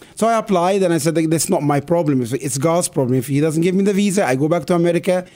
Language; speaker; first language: English; non-native, fluent; Arabic